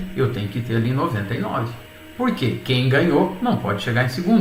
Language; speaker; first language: Portuguese; native; Portuguese